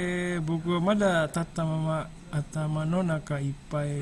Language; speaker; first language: Japanese; non-native, fluent; Indonesian